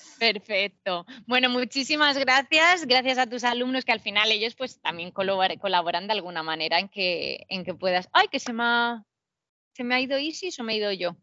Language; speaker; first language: Spanish; native; Spanish